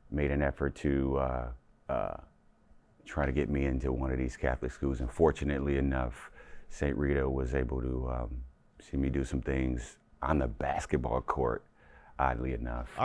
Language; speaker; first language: English; native; English